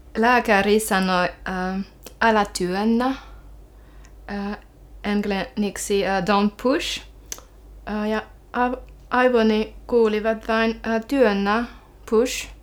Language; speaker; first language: Finnish; non-native, learner; French